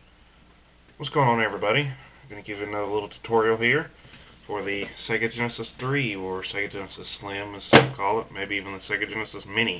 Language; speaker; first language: English; native; English